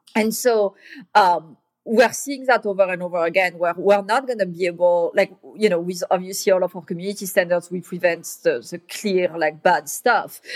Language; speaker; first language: English; non-native, fluent; French